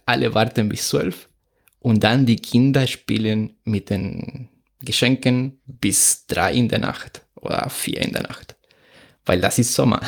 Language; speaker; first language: German; non-native, fluent; Spanish